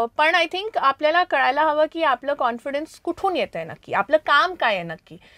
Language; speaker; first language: Marathi; early bilingual, heritage; Marathi